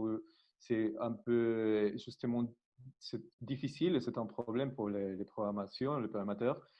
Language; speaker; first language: French; non-native, learner; Spanish